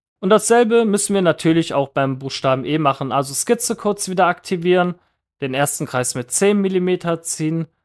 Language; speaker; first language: German; native; German